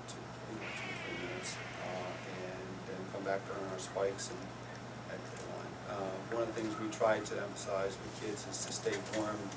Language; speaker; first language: English; native; English